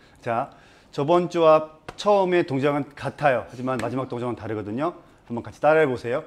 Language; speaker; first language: Korean; native; Korean